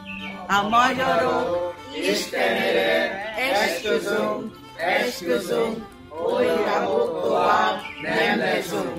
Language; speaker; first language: Hungarian; non-native, learner; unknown